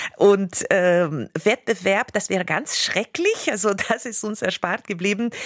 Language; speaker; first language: German; non-native, fluent; Russian